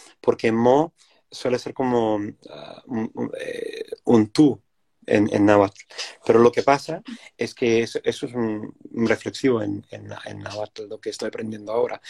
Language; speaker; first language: Spanish; non-native, fluent; English